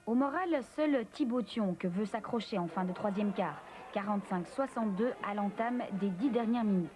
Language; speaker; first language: French; native; French